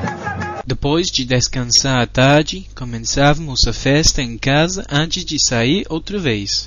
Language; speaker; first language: Portuguese; non-native, fluent; English